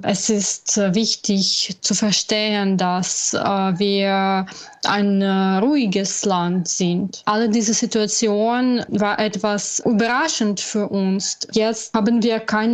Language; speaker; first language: German; non-native, learner; Ukrainian